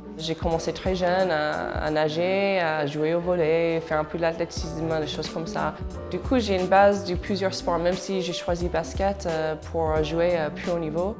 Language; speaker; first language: French; non-native, fluent; English